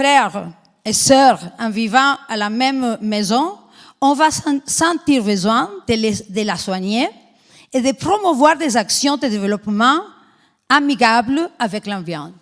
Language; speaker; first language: French; non-native, fluent; Spanish